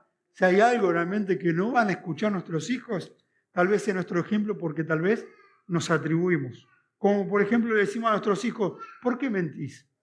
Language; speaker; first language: Spanish; native; Spanish